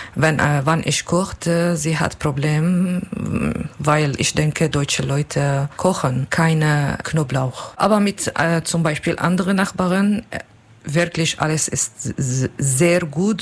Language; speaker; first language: German; non-native, learner; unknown